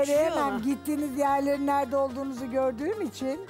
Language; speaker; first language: Turkish; native; Turkish